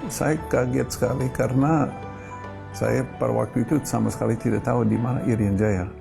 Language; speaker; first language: Indonesian; non-native, fluent; English